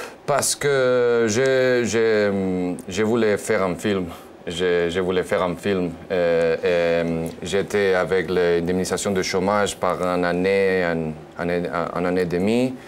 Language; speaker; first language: French; non-native, learner; Spanish